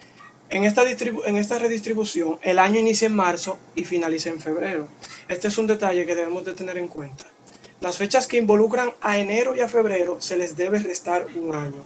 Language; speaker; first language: Spanish; native; Spanish